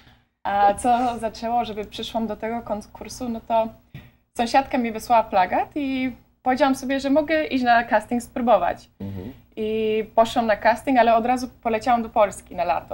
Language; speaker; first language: Polish; early bilingual, heritage; Polish